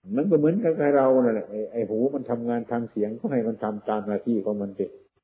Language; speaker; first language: Thai; non-native, local second language; Northeastern Thai